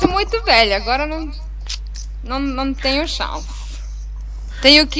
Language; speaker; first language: Portuguese; non-native, learner; Italian